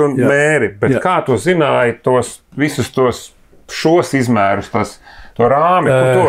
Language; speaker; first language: Latvian; native; Latvian